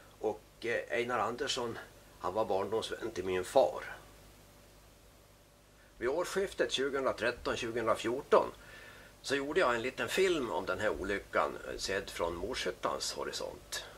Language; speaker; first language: Swedish; native; Swedish